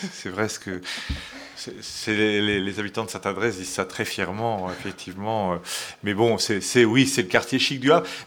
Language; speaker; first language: French; native; French